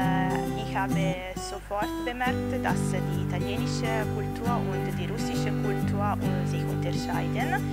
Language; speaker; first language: German; non-native, learner; Italian